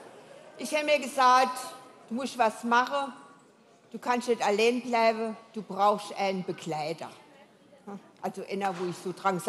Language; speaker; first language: German; native; German